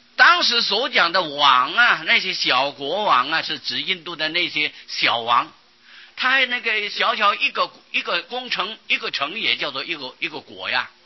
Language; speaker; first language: Chinese; non-native, local second language; Hakka Chinese